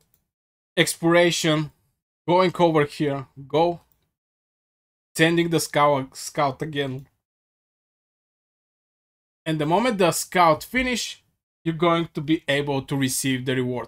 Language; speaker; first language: English; non-native, fluent; Bulgarian